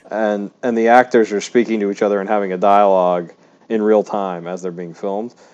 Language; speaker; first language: English; native; English